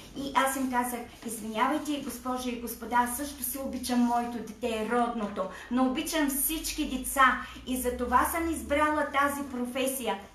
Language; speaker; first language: Bulgarian; native; Bulgarian